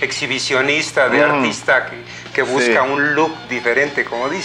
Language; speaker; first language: Spanish; native; Spanish